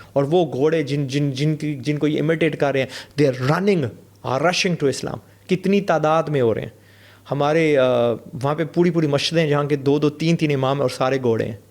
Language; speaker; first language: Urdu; non-native, fluent; English